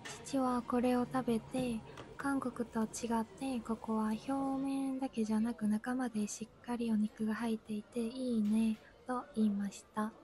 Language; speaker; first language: Japanese; non-native, fluent; Korean